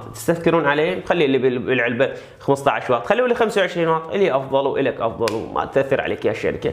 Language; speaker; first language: Arabic; native; Arabic